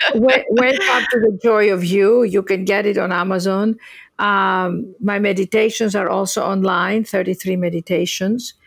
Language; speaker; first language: English; non-native, fluent; Greek